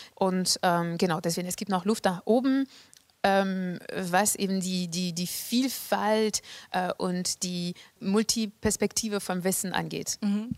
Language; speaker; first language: German; non-native, fluent; French